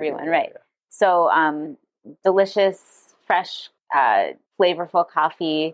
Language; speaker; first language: English; non-native, fluent; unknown